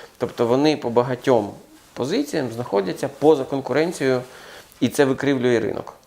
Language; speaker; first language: Ukrainian; non-native, local second language; Russian